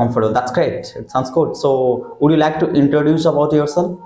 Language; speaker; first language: English; non-native, fluent; Hindi